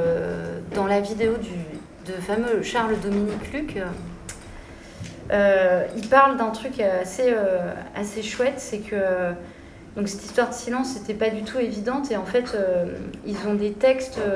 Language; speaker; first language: French; native; French